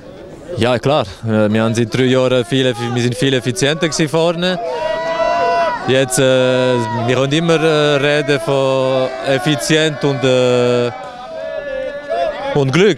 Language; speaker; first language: German; non-native, local second language; French